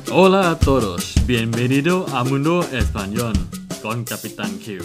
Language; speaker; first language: Spanish; non-native, learner; Thai